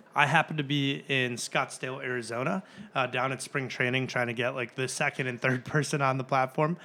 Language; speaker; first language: English; native; English